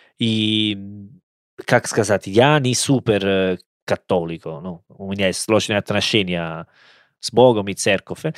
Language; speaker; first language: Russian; non-native, learner; Italian